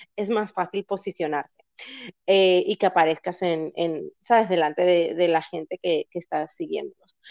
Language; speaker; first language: Spanish; native; Spanish